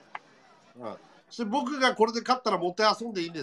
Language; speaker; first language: Japanese; native; Japanese